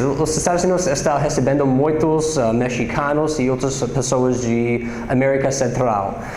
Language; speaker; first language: Portuguese; non-native, fluent; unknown